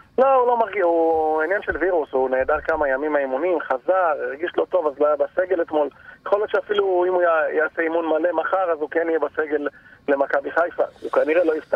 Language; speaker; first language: Hebrew; native; Hebrew